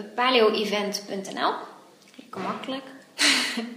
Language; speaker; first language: Dutch; native; Dutch